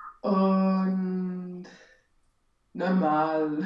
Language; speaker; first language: German; non-native, learner; Romanian